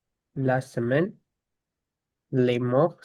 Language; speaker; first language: French; non-native, learner; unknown